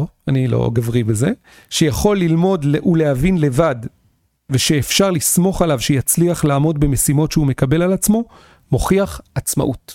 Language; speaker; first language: Hebrew; native; Hebrew